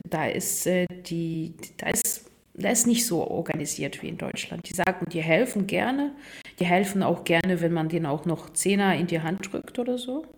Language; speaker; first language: German; non-native, fluent; Russian